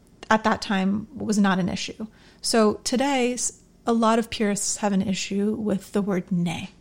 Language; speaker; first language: English; native; English